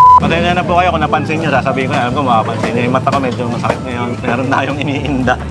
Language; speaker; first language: Filipino; non-native, local second language; Pampanga